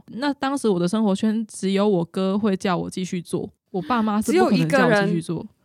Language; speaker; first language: Chinese; native; Chinese